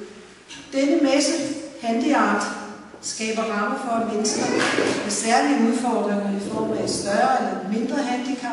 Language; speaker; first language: Danish; native; Danish